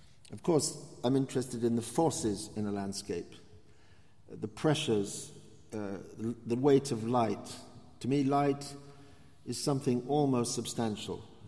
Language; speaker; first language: English; native; English